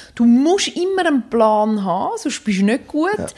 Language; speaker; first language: German; native; German